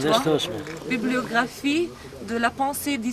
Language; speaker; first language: French; non-native, fluent; Bosnian